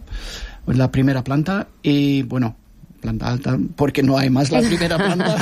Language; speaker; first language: Spanish; non-native, fluent; Dutch